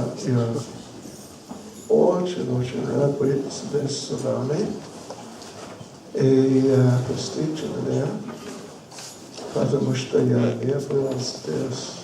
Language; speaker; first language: Russian; non-native, learner; English